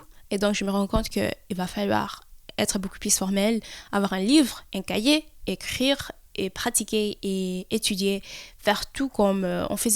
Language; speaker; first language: French; early bilingual, heritage; French